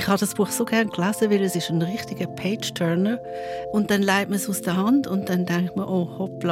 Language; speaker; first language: German; native; German